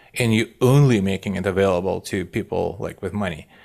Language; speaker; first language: English; non-native, fluent; Russian